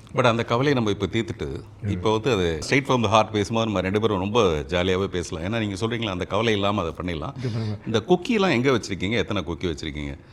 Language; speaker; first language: Tamil; non-native, local second language; Telugu